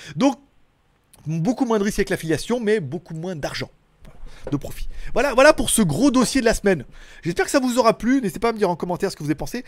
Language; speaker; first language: French; native; French